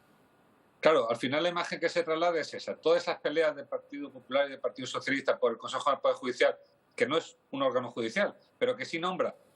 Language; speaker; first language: Spanish; native; Spanish